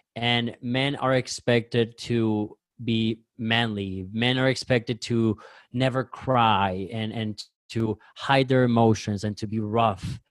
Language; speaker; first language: English; early bilingual, other home language; Spanish